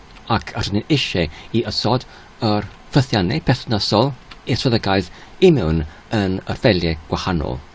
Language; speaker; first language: Welsh; non-native, learner; English